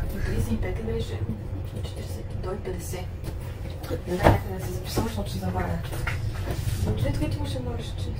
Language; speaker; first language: Bulgarian; native; Bulgarian